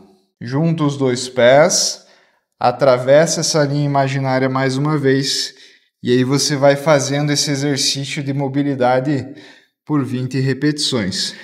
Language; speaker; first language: Portuguese; native; Portuguese